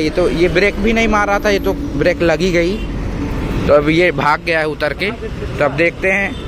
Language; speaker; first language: Hindi; native; Hindi